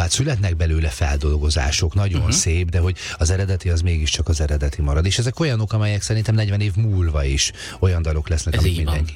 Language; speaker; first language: Hungarian; native; Hungarian